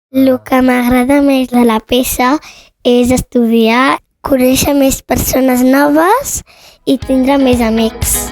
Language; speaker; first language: Catalan; non-native, learner; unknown